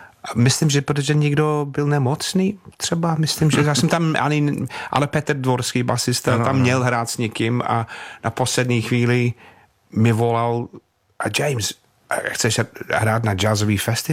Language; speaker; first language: Czech; non-native, fluent; English